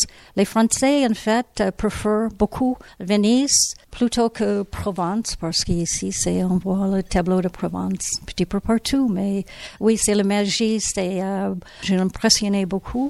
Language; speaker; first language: French; non-native, learner; English